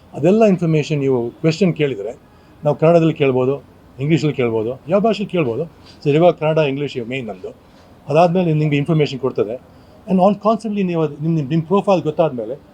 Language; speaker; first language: Kannada; non-native, local second language; Kodava